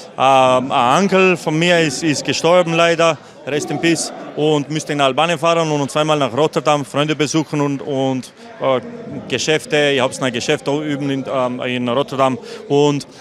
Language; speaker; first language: German; non-native, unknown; Albanian